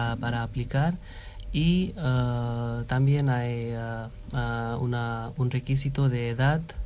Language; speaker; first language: Spanish; non-native, fluent; Hindi